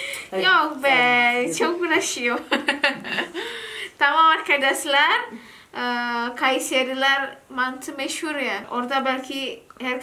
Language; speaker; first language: Turkish; non-native, learner; Indonesian